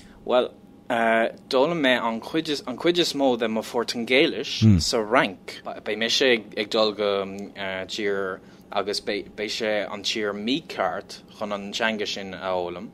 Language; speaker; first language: Irish; non-native, learner; English